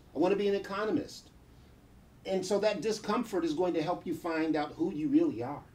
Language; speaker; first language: English; native; English